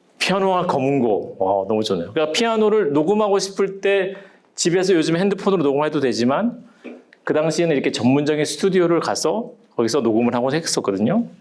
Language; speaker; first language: Korean; native; Korean